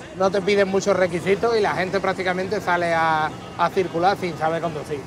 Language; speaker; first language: Spanish; native; Spanish